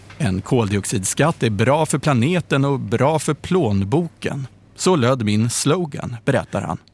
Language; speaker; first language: Swedish; native; Swedish